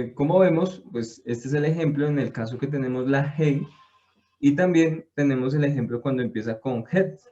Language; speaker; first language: Spanish; native; Spanish